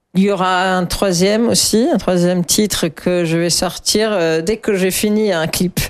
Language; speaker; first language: French; non-native, fluent; German